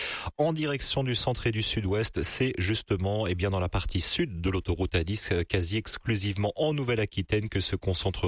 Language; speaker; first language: French; native; French